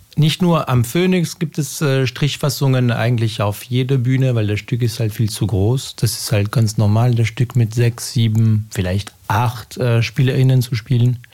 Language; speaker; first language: German; non-native, fluent; French